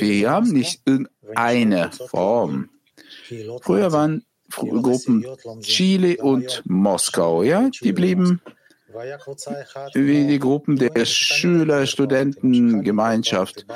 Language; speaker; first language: German; non-native, fluent; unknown